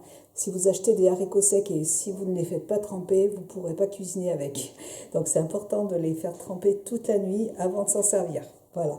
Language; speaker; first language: French; native; French